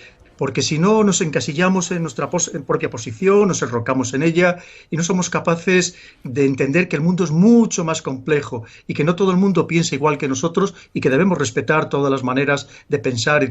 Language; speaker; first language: Spanish; native; Spanish